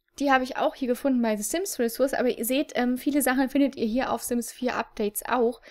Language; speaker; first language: German; native; German